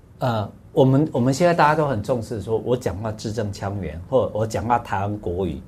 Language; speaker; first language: Chinese; native; Chinese